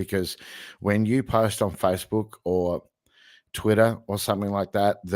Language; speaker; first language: English; native; English